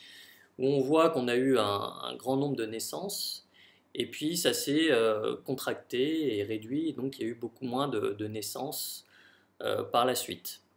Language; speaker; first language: French; native; French